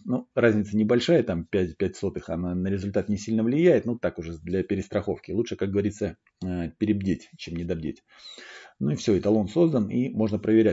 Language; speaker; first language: Russian; native; Russian